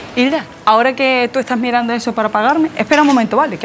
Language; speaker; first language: Spanish; early bilingual, other home language; Korean